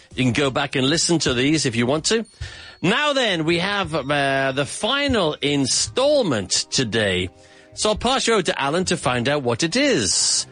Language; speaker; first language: English; native; English